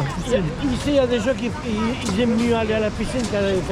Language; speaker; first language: French; non-native, fluent; Spanish